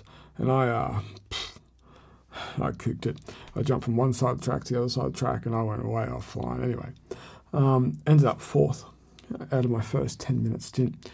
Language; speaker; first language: English; native; English